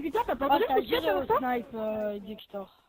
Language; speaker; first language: French; native; French